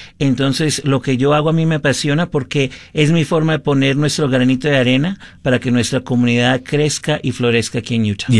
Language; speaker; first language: Spanish; early bilingual, heritage; Spanish